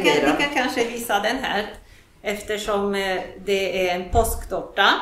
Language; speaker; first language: Swedish; non-native, fluent; Polish